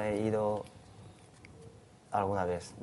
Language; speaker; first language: Spanish; non-native, learner; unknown